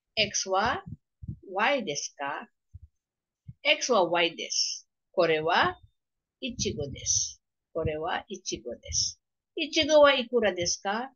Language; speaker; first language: Japanese; non-native, fluent; Filipino